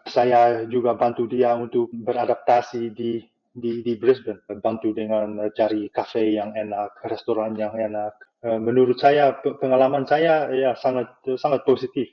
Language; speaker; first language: Indonesian; non-native, fluent; Dutch